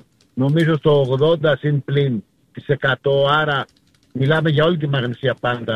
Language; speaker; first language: Greek; native; Greek